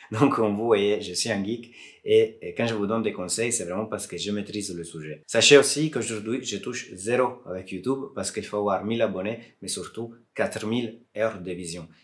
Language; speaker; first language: French; non-native, fluent; Italian